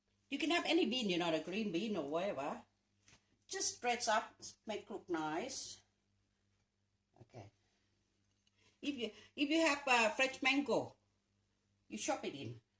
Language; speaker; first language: English; non-native, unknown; Northeastern Thai